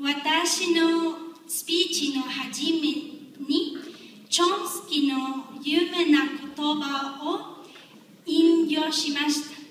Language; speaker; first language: Japanese; non-native, learner; Spanish